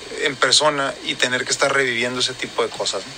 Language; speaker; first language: Spanish; native; Spanish